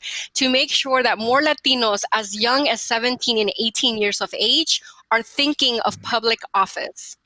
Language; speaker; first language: English; early bilingual, other home language; Spanish